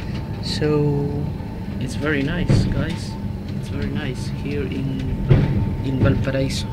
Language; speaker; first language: English; non-native, learner; Spanish